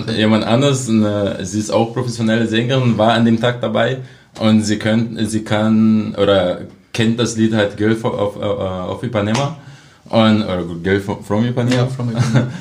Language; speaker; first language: German; non-native, fluent; Portuguese